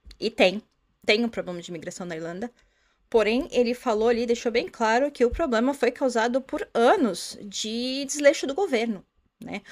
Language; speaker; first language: Portuguese; native; Portuguese